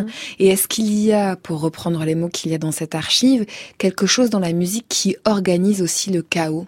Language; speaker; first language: French; native; French